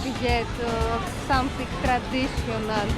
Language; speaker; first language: English; non-native, learner; Greek